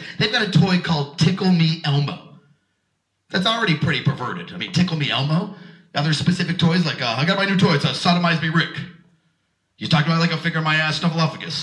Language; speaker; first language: English; native; English